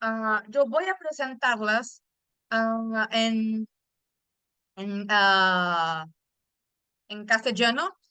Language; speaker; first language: Spanish; non-native, fluent; Portuguese